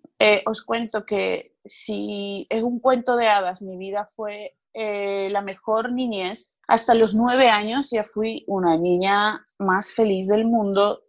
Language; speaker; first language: Spanish; non-native, fluent; Georgian